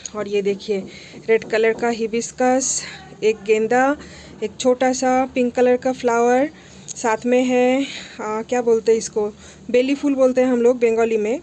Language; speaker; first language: Hindi; non-native, local second language; Bangla